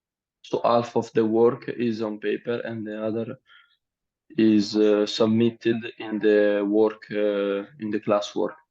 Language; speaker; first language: English; non-native, learner; Italian